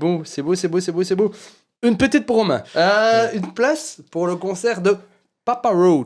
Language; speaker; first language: French; native; French